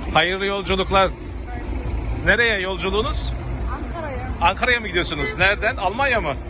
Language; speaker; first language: Turkish; early bilingual, heritage; Turkish